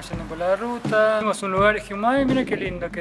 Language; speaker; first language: Spanish; native; Spanish